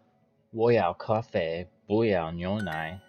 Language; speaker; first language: Chinese; non-native, learner; English